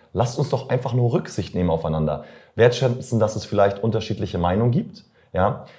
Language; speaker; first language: German; native; German